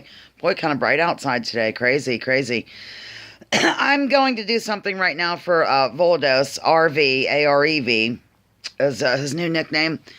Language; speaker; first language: English; native; English